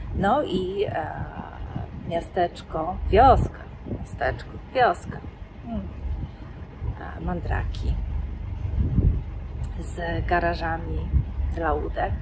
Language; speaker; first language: Polish; native; Polish